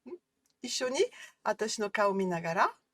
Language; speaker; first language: Japanese; non-native, fluent; French